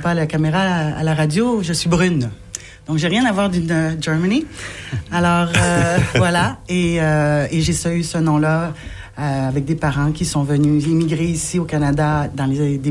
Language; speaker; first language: French; native; French